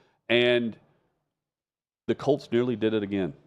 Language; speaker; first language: English; native; English